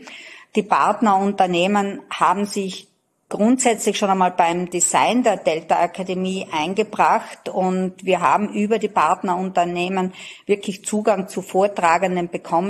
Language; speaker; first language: German; native; German